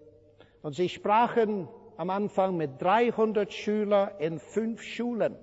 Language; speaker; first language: German; non-native, fluent; English